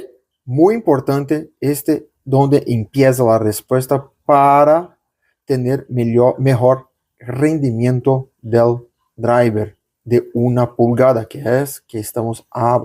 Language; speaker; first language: Spanish; non-native, local second language; Portuguese